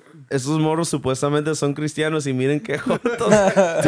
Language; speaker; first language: Spanish; early bilingual, heritage; Spanish